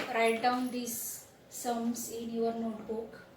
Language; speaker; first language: English; non-native, local second language; Marathi